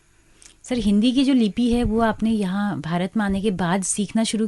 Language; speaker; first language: Hindi; native; Hindi